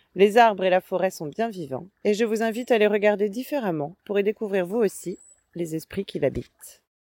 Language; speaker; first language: French; native; French